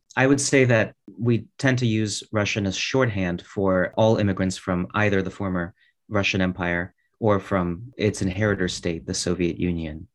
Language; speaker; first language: English; early bilingual, other home language; Russian